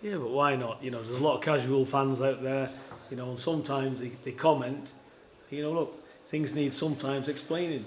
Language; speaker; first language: English; native; English